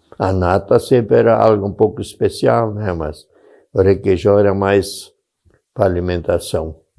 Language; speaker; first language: Portuguese; non-native, local second language; German